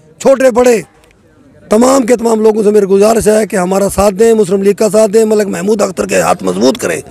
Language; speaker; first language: Urdu; non-native, local second language; Saraiki